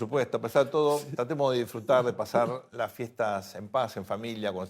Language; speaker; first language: Spanish; native; Spanish